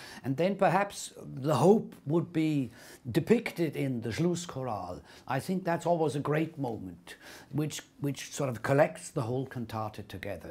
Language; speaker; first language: English; non-native, fluent; Swiss German